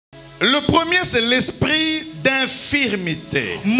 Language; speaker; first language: French; non-native, local second language; Lingala